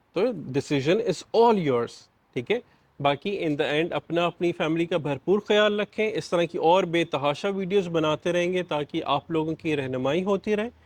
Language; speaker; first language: Urdu; native; Urdu